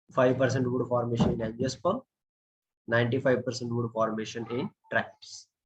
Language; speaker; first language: English; non-native, local second language; Marathi